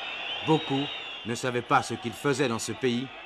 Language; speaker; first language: French; native; French